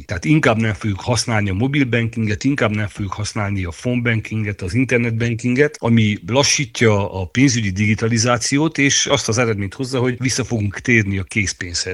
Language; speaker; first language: Hungarian; native; Hungarian